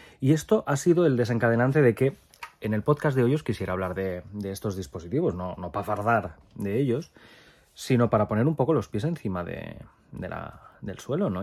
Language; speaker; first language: Spanish; native; Spanish